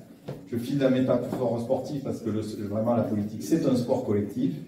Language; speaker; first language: French; native; French